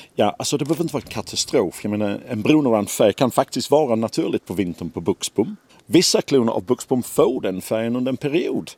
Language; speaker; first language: Swedish; non-native, fluent; English